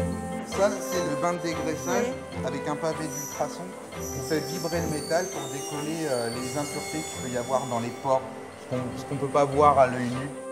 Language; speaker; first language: French; native; French